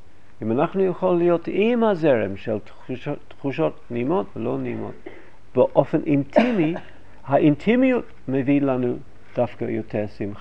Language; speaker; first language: Hebrew; non-native, fluent; English